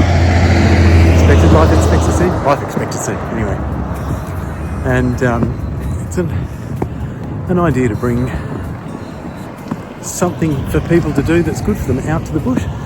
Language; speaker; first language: English; native; English